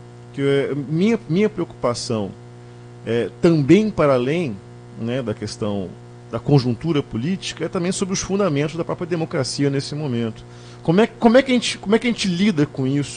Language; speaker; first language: Portuguese; native; Portuguese